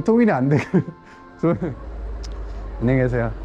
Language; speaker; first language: Korean; native; Korean